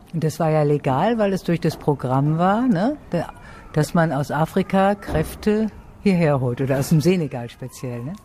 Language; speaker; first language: German; native; German